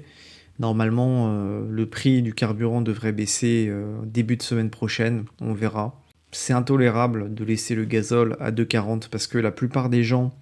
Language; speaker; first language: French; native; French